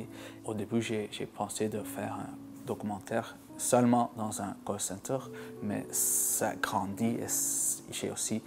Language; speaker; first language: French; non-native, local second language; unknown